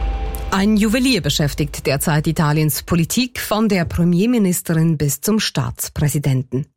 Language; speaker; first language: German; native; German